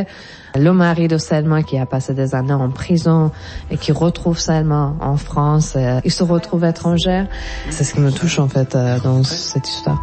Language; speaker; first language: French; non-native, fluent; Persian